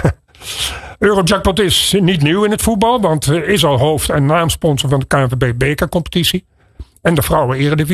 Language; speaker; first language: Dutch; native; Dutch